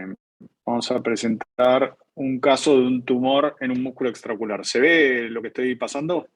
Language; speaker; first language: Spanish; native; Spanish